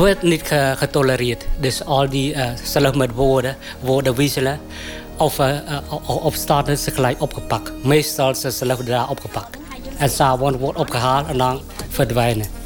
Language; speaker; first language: Dutch; non-native, fluent; Khmer